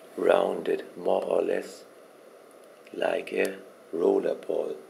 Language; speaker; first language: English; non-native, fluent; German